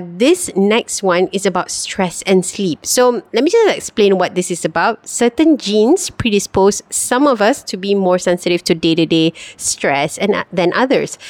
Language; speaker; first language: English; non-native, local second language; Malay